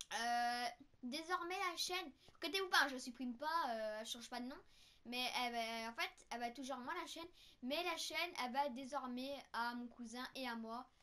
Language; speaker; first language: French; native; French